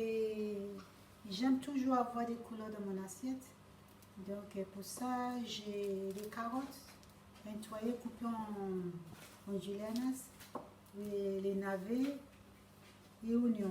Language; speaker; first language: French; non-native, learner; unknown